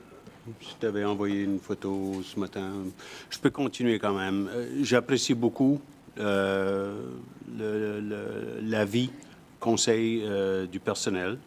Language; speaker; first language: French; native; French